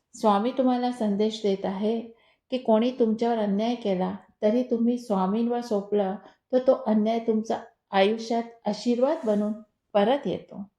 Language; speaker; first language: Marathi; non-native, local second language; Hindi